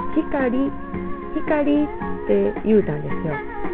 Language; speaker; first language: Japanese; native; Japanese